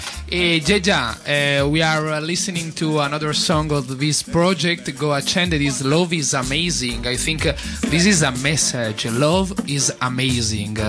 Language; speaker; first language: English; non-native, learner; Italian